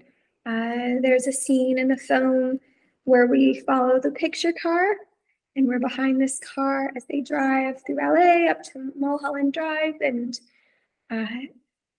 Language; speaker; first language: English; native; English